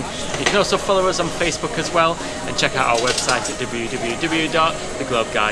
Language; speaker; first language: English; native; English